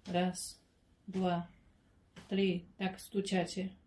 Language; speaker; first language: Russian; non-native, learner; Chinese